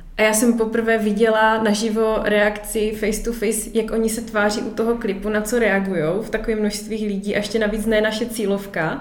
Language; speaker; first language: Czech; native; Czech